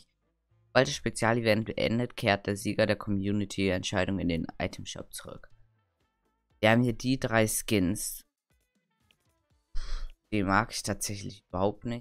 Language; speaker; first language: German; native; German